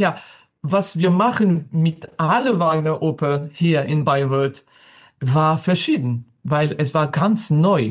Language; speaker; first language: German; non-native, fluent; French